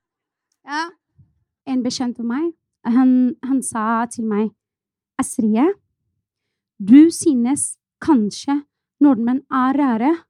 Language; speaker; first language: Norwegian; non-native, fluent; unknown